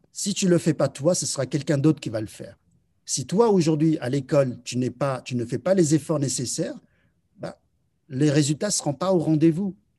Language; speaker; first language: French; early bilingual, other home language; Chinese